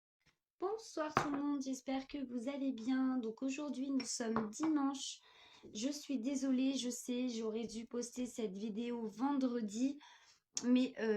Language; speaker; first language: French; native; French